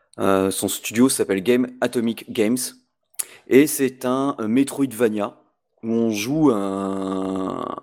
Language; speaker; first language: French; native; French